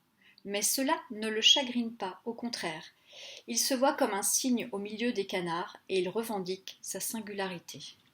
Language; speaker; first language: French; native; French